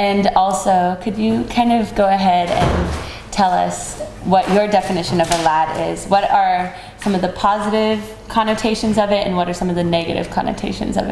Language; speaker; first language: English; native; English